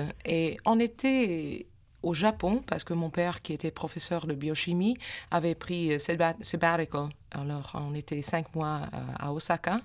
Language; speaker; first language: French; non-native, fluent; English